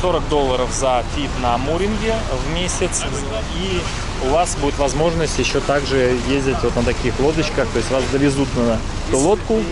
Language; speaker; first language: Russian; native; Russian